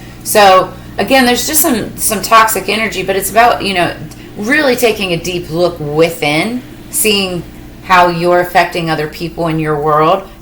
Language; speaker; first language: English; native; English